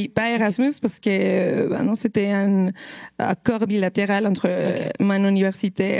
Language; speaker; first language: French; non-native, fluent; Spanish